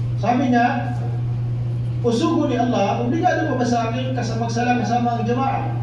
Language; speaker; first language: Filipino; non-native, local second language; Cebuano